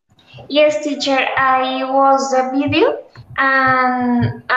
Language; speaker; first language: English; non-native, learner; Spanish